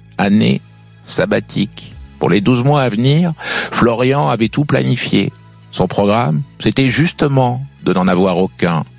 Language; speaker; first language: French; native; French